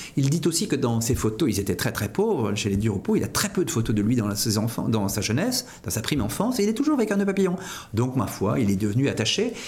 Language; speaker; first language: French; native; French